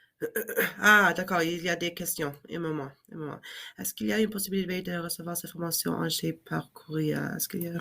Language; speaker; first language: French; non-native, learner; English